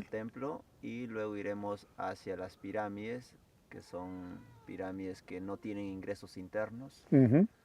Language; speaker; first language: Spanish; native; Spanish